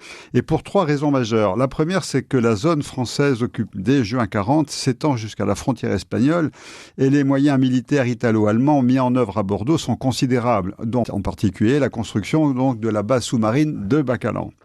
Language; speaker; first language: French; native; French